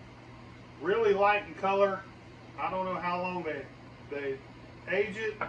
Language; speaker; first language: English; native; English